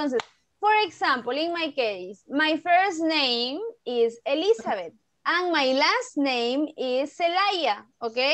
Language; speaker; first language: English; non-native, fluent; Spanish